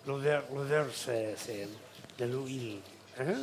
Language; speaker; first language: French; non-native, learner; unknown